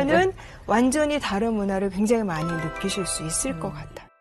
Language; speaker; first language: Korean; native; Korean